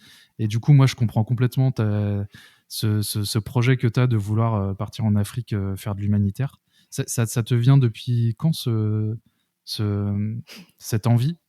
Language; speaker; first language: French; native; French